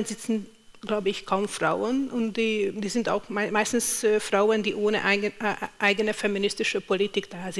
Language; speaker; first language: German; non-native, fluent; Hungarian